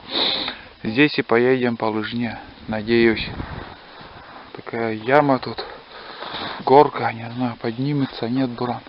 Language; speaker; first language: Russian; native; Russian